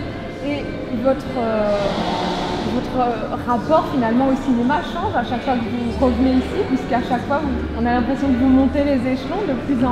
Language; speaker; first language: French; native; French